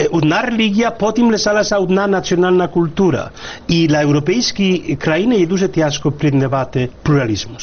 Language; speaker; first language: Ukrainian; non-native, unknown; Spanish